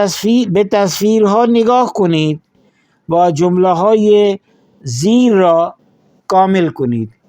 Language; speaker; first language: Persian; non-native, fluent; Urdu